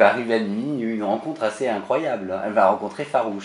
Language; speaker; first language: French; native; French